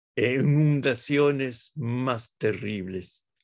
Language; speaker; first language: Spanish; early bilingual, heritage; Spanish